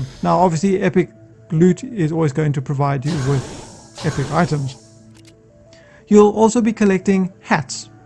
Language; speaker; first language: English; native; English